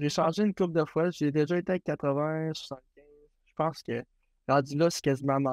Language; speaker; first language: French; native; French